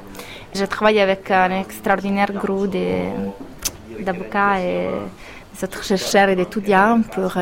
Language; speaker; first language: French; non-native, fluent; Italian